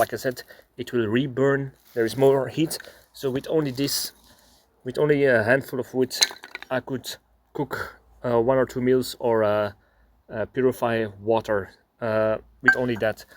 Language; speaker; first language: English; non-native, fluent; Dutch